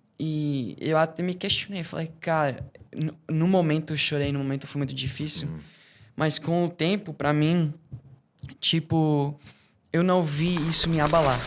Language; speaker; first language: Portuguese; non-native, fluent; English